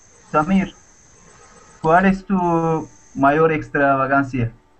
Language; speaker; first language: Spanish; non-native, learner; Turkish